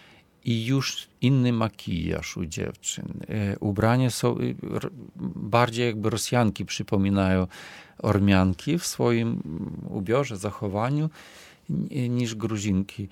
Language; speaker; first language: Polish; non-native, fluent; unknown